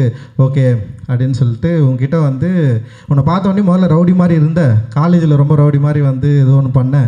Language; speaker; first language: Tamil; native; Tamil